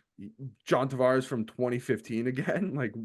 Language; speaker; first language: English; native; English